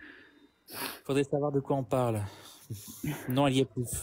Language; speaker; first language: French; native; French